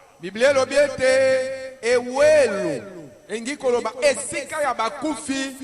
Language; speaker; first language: Lingala; native; Lingala